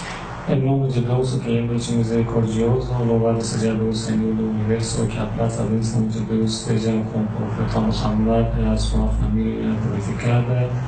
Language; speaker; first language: Portuguese; non-native, learner; Persian